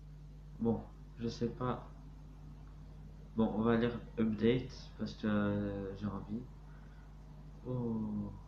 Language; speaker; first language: French; native; French